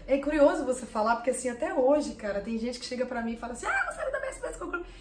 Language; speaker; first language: Portuguese; early bilingual, heritage; Portuguese